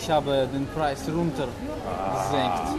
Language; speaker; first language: German; non-native, fluent; Russian